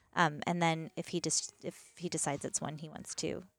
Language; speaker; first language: English; native; English